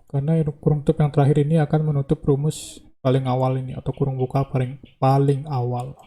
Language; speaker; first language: Indonesian; native; Indonesian